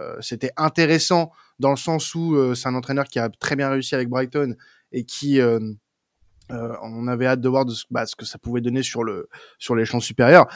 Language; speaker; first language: French; native; French